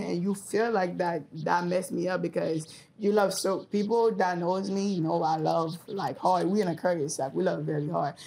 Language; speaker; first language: English; early bilingual, other home language; Haitian Creole